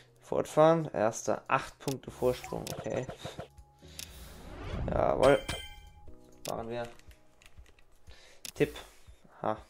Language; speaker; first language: German; native; German